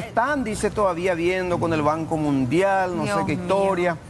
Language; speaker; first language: Spanish; native; Spanish